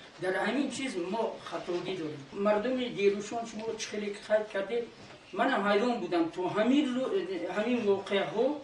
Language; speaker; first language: Tajik; non-native, local second language; Shughni